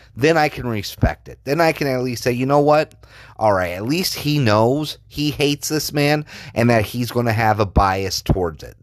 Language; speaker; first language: English; native; English